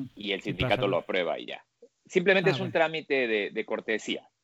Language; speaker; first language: Spanish; native; Spanish